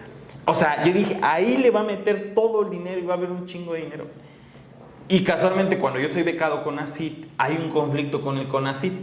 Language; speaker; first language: Spanish; native; Spanish